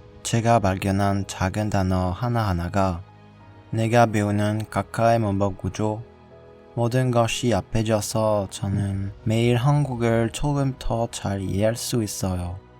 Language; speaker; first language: Korean; non-native, learner; French